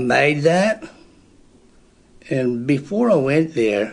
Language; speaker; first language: English; native; English